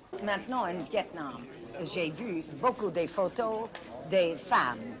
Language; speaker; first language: French; non-native, fluent; English